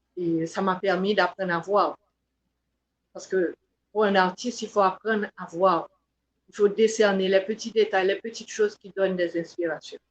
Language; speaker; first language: French; non-native, local second language; Haitian Creole